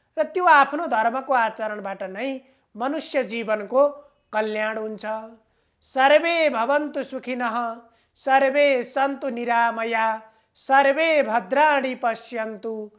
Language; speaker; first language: Nepali; native; Nepali